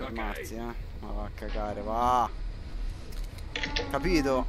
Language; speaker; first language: Italian; native; Italian